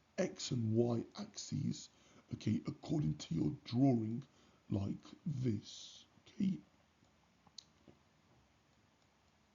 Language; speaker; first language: English; native; English